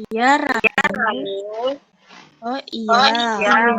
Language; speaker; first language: Indonesian; non-native, learner; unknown